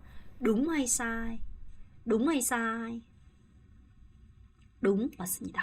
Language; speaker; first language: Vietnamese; non-native, fluent; Korean